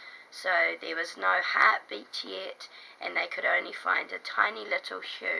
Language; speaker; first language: English; native; English